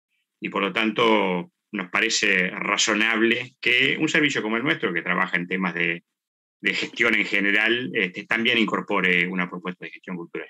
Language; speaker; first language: Spanish; native; Spanish